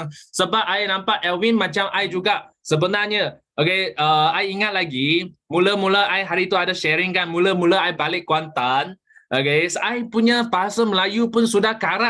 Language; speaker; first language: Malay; non-native, local second language; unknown